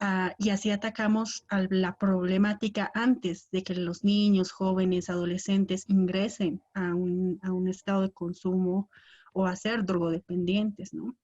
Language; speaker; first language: Spanish; native; Spanish